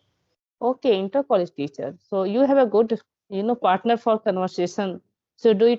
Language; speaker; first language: English; non-native, learner; Hindi